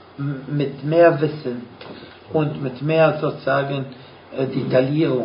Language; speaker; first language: German; non-native, fluent; Arabic